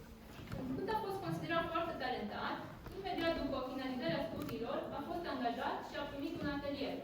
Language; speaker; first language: Romanian; native; Romanian